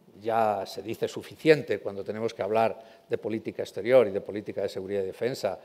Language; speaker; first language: Spanish; native; Spanish